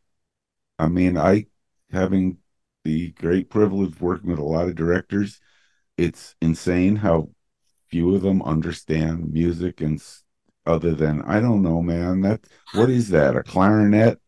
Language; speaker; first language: English; native; English